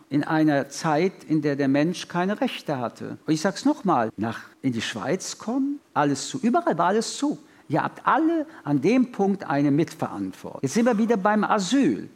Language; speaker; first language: German; early bilingual, other home language; French